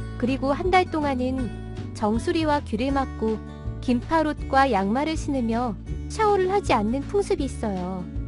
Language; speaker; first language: Korean; non-native, fluent; Mongolian